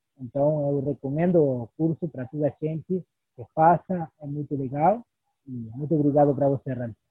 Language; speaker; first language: Portuguese; non-native, learner; Spanish